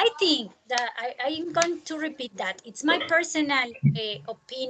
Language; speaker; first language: English; non-native, fluent; Spanish